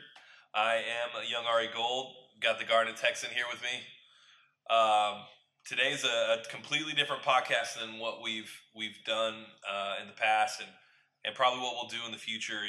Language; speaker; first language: English; native; English